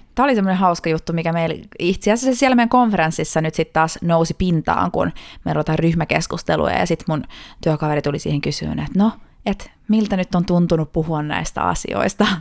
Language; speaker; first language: Finnish; early bilingual, heritage; Finnish